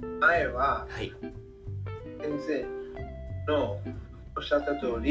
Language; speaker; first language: Japanese; non-native, learner; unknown